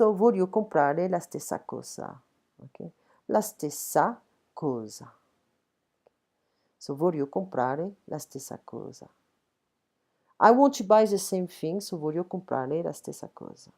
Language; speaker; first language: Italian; non-native, fluent; French